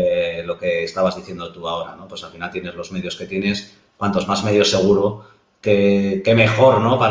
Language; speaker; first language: Spanish; native; Spanish